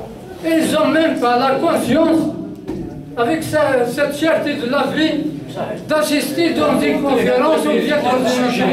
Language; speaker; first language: French; non-native, local second language; Kabyle